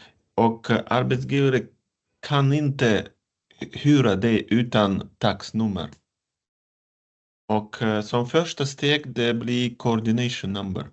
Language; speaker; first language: Swedish; non-native, fluent; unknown